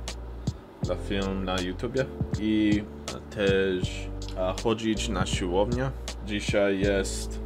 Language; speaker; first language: Polish; non-native, learner; English